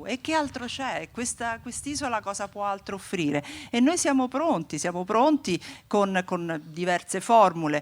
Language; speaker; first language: Italian; native; Italian